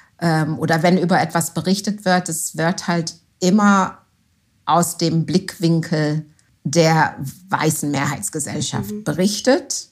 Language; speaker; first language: German; non-native, fluent; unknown